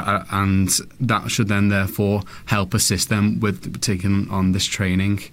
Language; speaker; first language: English; native; English